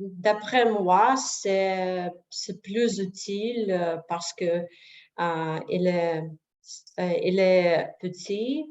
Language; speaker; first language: French; non-native, learner; Russian